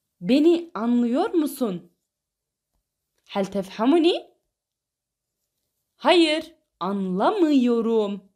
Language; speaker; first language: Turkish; non-native, fluent; Arabic